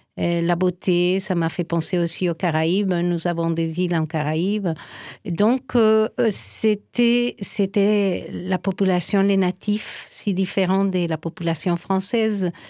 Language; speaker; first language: French; non-native, fluent; Spanish